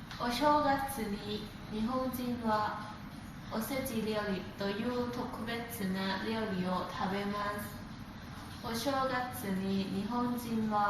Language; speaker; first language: Japanese; non-native, fluent; Thai